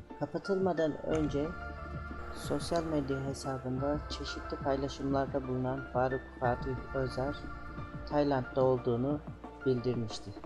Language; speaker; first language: Turkish; native; Turkish